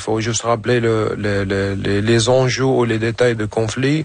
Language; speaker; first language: French; non-native, fluent; Arabic